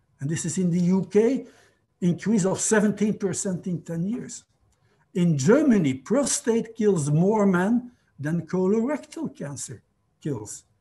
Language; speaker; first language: English; non-native, fluent; Dutch